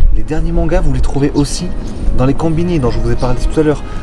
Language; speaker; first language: French; native; French